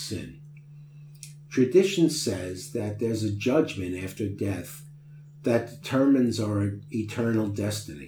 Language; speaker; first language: English; native; English